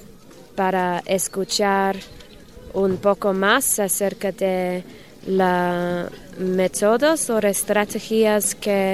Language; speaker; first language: Spanish; non-native, learner; English